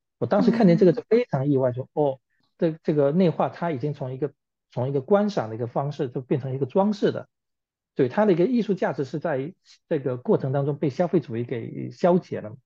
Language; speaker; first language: Chinese; native; Chinese